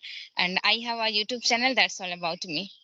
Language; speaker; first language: English; non-native, learner; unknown